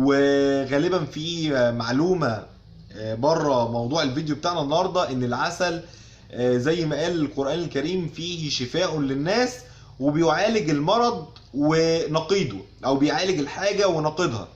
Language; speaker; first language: Arabic; native; Arabic